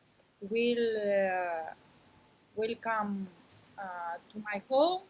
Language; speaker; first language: English; non-native, learner; Spanish